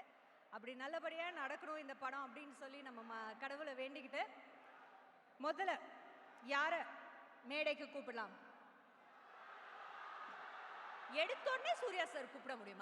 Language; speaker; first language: Tamil; native; Tamil